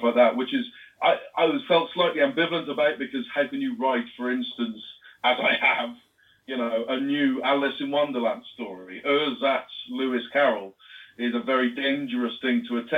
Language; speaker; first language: English; native; English